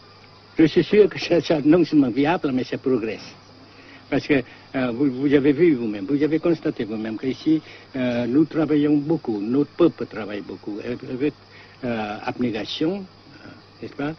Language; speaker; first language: French; non-native, fluent; Vietnamese